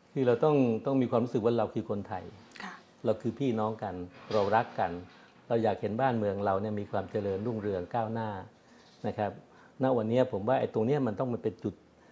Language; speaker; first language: Thai; native; Thai